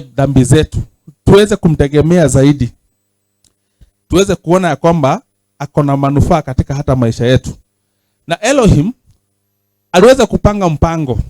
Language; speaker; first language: Swahili; non-native, local second language; Kikuyu